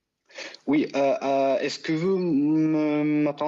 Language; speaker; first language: French; non-native, fluent; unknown